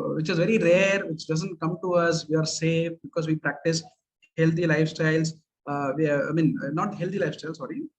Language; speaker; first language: English; non-native, local second language; Kannada